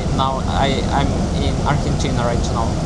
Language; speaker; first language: English; non-native, learner; Russian